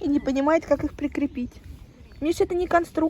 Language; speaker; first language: Russian; native; Russian